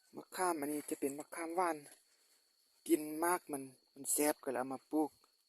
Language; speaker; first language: Lao; non-native, local second language; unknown